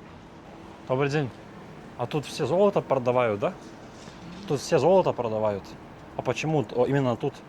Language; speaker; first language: Russian; non-native, fluent; Lithuanian